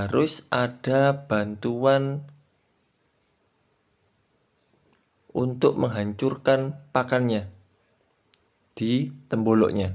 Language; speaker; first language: Indonesian; native; Indonesian